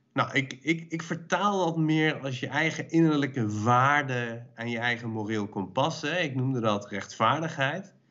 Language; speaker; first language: Dutch; early bilingual, other home language; Persian